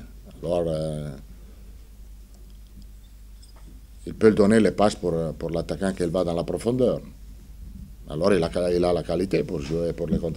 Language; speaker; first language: French; non-native, fluent; Italian